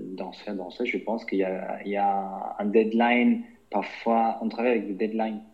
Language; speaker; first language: French; non-native, fluent; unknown